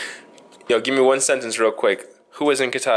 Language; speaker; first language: English; native; English